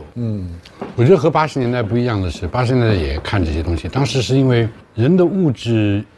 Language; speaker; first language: Chinese; native; Chinese